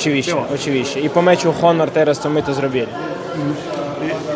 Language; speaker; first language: Polish; non-native, learner; Ukrainian